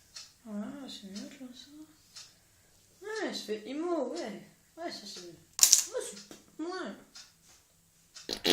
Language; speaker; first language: French; native; French